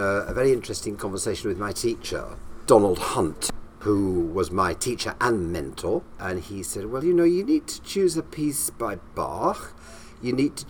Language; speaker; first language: English; native; English